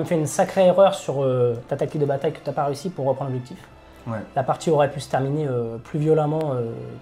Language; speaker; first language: French; native; French